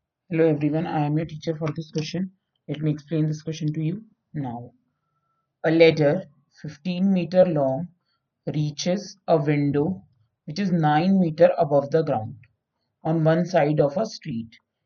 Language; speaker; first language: English; non-native, local second language; Hindi